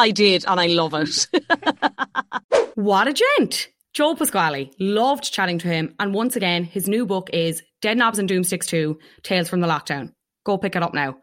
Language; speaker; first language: English; native; English